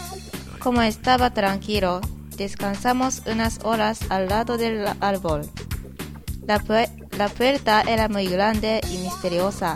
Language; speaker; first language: Spanish; non-native, learner; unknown